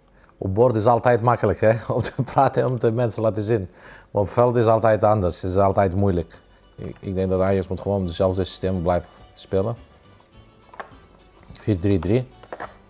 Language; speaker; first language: Dutch; non-native, fluent; Greek